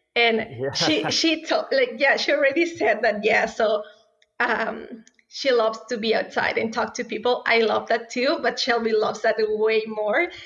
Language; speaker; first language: English; non-native, fluent; Spanish